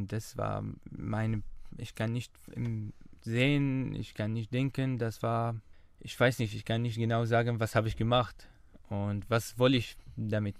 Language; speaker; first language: German; non-native, learner; Arabic